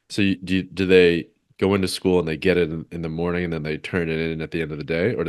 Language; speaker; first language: English; native; English